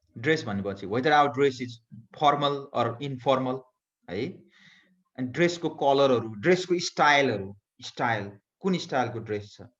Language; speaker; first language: Nepali; native; Nepali